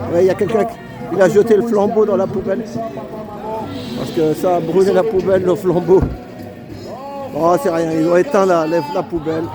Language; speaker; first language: French; native; French